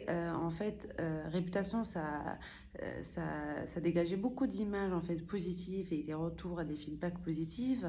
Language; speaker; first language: French; non-native, local second language; Arabic